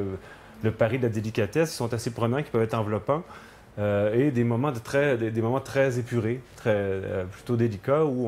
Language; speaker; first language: French; native; French